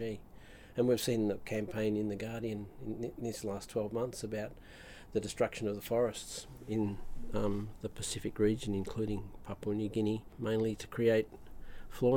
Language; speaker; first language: English; native; English